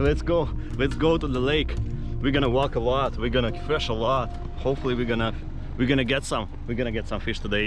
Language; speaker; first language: English; non-native, learner; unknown